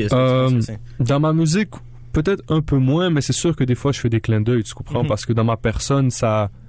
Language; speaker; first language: French; early bilingual, other home language; Arabic